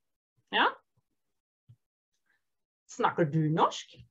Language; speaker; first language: Norwegian; non-native, fluent; German